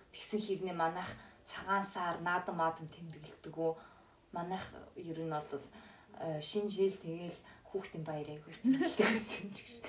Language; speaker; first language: Mongolian; early bilingual, heritage; Mongolian